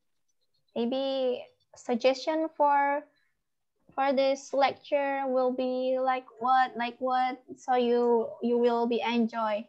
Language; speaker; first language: English; non-native, learner; Indonesian